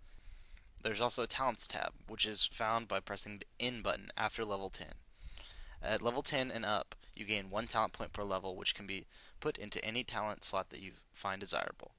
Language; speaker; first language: English; native; English